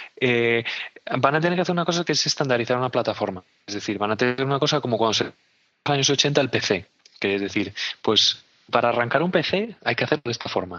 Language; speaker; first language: Spanish; native; Spanish